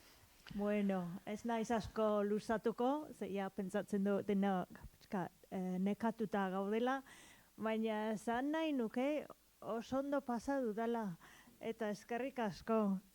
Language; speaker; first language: Basque; non-native, learner; English